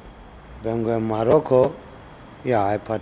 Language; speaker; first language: Spanish; non-native, fluent; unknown